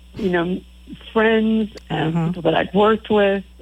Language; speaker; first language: English; native; English